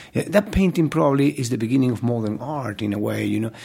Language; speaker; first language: English; non-native, fluent; Spanish